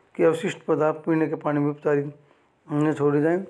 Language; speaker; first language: Hindi; native; Hindi